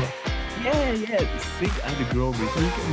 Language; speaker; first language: English; non-native, learner; Japanese